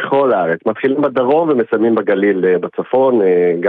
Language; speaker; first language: Hebrew; native; Hebrew